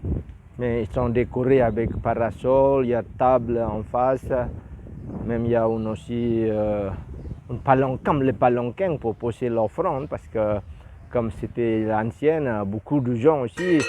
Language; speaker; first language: French; non-native, learner; Indonesian